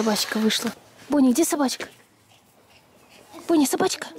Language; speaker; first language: Russian; native; Russian